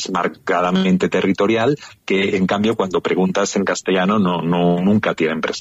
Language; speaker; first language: Spanish; native; Spanish